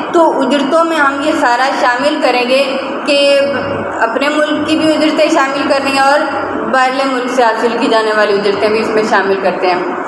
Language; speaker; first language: Urdu; non-native, local second language; Punjabi